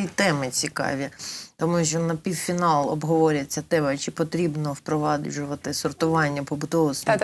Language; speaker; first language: Ukrainian; native; Ukrainian